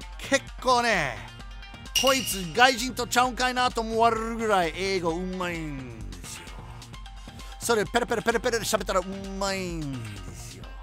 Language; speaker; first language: Japanese; non-native, fluent; English